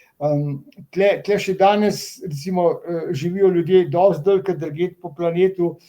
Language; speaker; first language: Slovenian; native; Slovenian